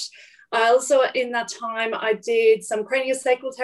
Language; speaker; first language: English; native; English